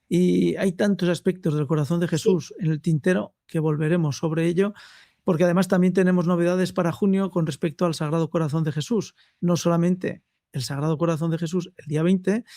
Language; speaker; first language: Spanish; native; Spanish